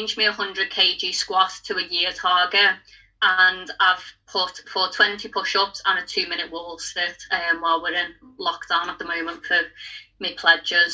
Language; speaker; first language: English; native; English